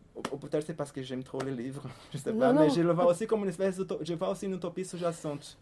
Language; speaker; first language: French; non-native, fluent; Portuguese